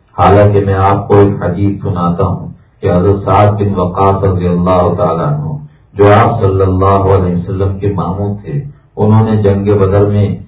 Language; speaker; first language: Urdu; native; Urdu